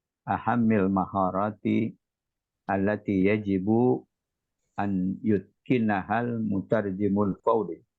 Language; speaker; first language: Arabic; non-native, fluent; Indonesian